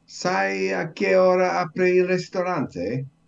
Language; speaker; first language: Italian; non-native, learner; English